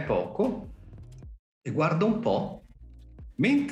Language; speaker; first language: Italian; native; Italian